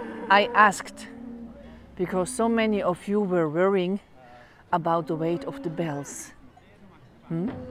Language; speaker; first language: English; non-native, fluent; Swiss German